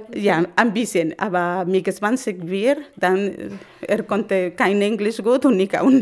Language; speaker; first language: German; non-native, learner; Spanish